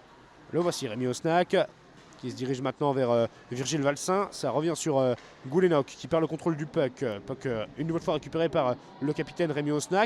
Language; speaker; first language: French; native; French